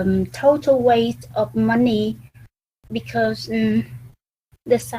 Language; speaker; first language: English; non-native, learner; Vietnamese